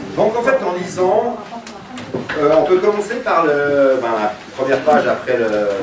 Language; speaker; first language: French; native; French